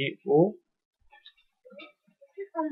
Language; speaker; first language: Arabic; native; Arabic